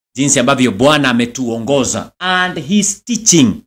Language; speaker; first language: English; non-native, local second language; Swahili